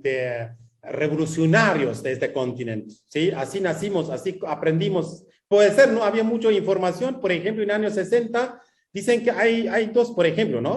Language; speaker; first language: Spanish; non-native, fluent; Kurdish